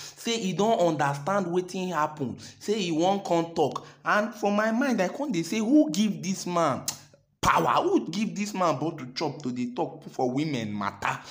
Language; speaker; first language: Nigerian Pidgin; native; Nigerian Pidgin